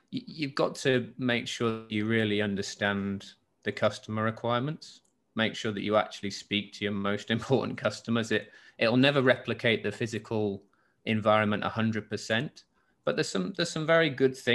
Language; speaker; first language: English; native; English